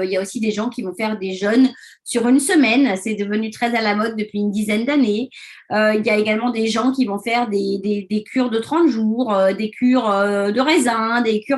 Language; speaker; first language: French; native; French